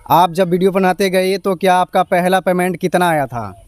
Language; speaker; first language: Hindi; native; Hindi